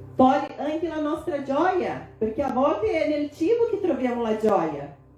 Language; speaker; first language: Italian; non-native, fluent; Portuguese